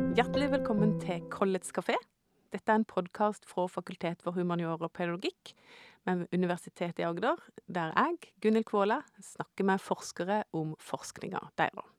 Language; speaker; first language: Norwegian; native; Norwegian